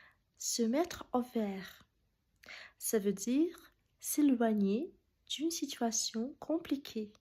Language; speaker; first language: French; non-native, fluent; Russian